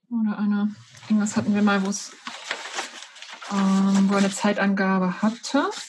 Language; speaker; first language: German; native; German